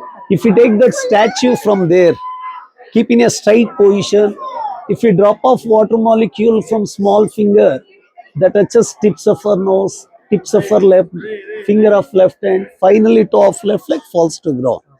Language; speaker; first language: English; non-native, local second language; Kannada